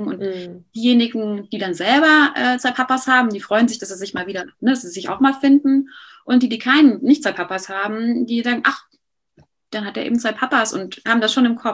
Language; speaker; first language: German; native; German